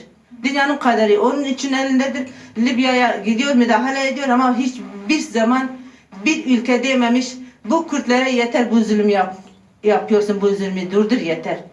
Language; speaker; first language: Turkish; non-native, local second language; Kurdish